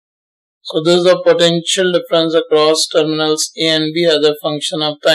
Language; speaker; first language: English; non-native, local second language; Hindi